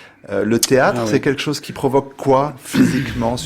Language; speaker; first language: French; native; French